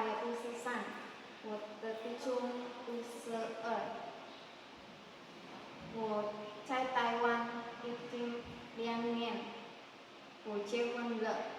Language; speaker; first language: Chinese; non-native, learner; Indonesian